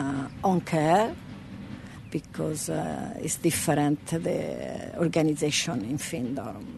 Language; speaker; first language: English; non-native, learner; Italian